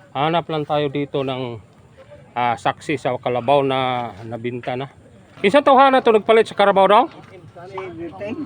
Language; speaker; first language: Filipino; non-native, local second language; Hiligaynon